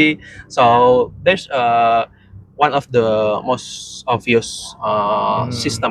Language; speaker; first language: English; non-native, fluent; Indonesian